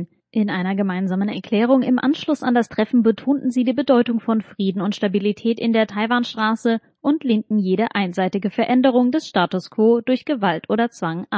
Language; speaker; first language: German; native; German